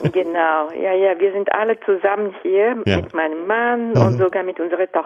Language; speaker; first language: German; non-native, fluent; Japanese